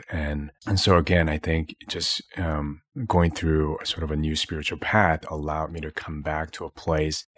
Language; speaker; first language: English; native; English